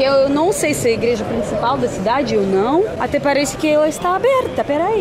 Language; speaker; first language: Portuguese; non-native, fluent; Russian